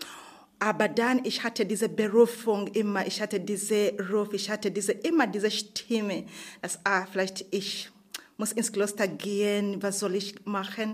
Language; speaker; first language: German; non-native, learner; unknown